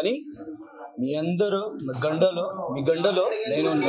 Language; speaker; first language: Telugu; non-native, local second language; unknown